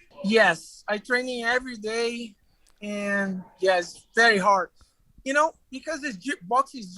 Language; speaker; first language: English; non-native, learner; Portuguese